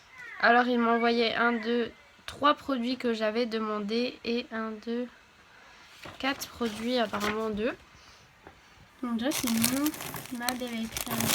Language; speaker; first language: French; native; French